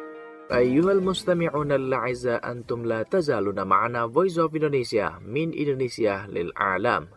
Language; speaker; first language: Arabic; non-native, fluent; Indonesian